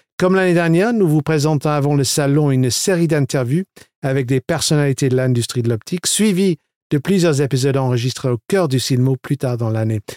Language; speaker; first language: French; non-native, fluent; English